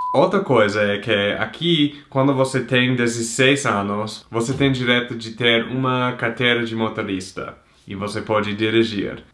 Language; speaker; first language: Portuguese; non-native, fluent; English